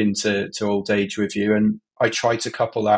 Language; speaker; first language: English; native; English